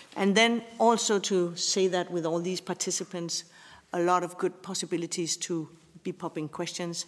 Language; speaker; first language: English; non-native, fluent; Danish